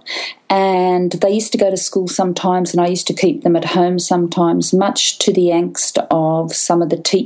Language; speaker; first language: English; native; English